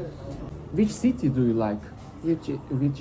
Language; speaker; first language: English; non-native, learner; Turkish